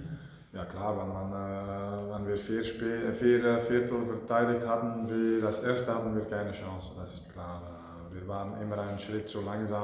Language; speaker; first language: German; non-native, fluent; Dutch